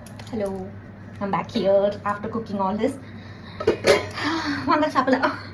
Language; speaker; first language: Tamil; non-native, learner; Marathi